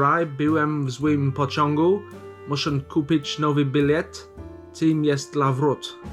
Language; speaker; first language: Polish; non-native, learner; English